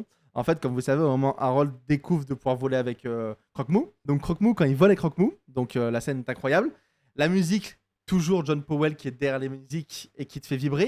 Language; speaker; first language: French; native; French